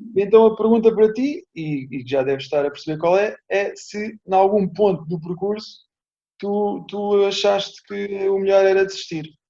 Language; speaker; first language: Portuguese; native; Portuguese